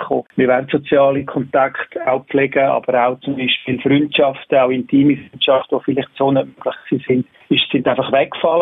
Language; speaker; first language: German; native; German